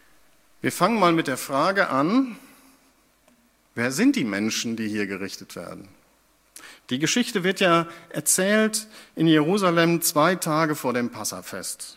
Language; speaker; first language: German; native; German